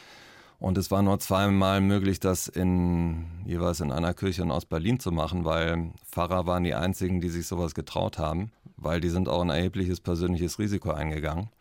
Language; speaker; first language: German; native; German